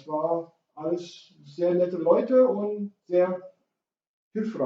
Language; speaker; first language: German; non-native, fluent; English